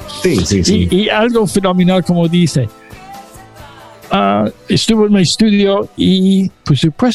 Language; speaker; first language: Spanish; non-native, fluent; English